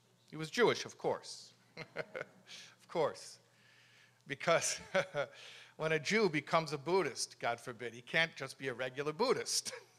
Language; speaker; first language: English; native; English